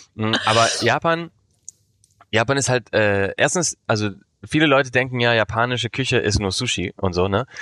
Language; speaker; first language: German; early bilingual, heritage; German